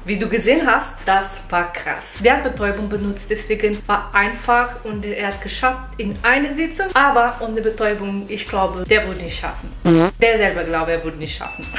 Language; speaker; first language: German; non-native, fluent; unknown